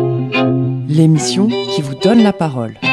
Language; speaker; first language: French; native; French